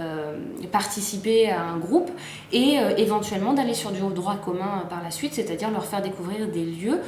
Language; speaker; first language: French; native; French